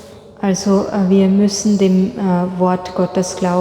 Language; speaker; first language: German; non-native, fluent; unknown